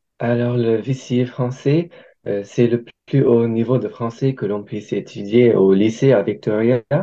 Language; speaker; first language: French; non-native, fluent; English